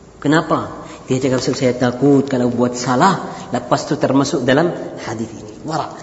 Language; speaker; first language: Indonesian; native; Indonesian